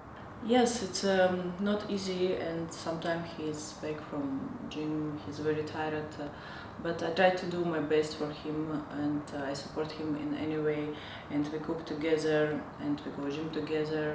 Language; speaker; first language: English; non-native, fluent; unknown